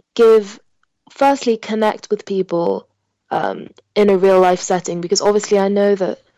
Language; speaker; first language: English; non-native, local second language; French